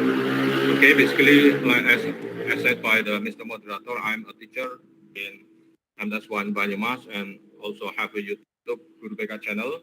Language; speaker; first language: English; non-native, learner; Indonesian